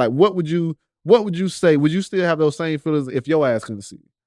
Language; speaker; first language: English; native; English